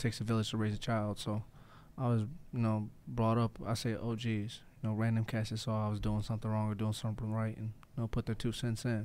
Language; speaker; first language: English; native; English